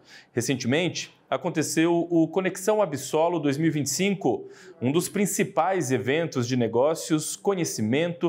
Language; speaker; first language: Portuguese; native; Portuguese